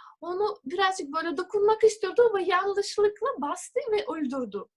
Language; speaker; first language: Turkish; non-native, fluent; Russian